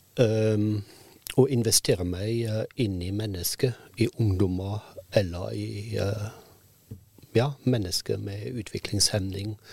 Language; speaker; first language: Norwegian; non-native, fluent; German